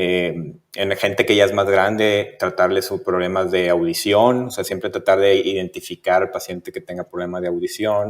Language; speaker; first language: Spanish; native; Spanish